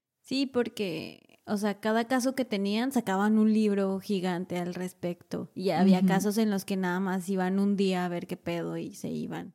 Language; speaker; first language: Spanish; native; Spanish